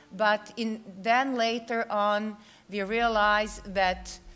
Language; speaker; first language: English; non-native, fluent; Serbian